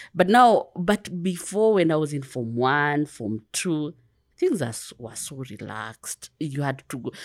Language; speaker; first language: English; non-native, local second language; Kikuyu